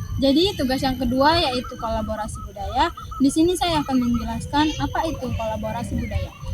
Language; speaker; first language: Indonesian; native; Indonesian